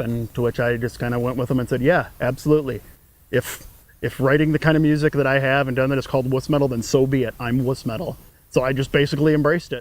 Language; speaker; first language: English; native; English